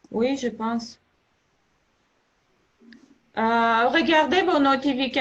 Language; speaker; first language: French; non-native, fluent; Armenian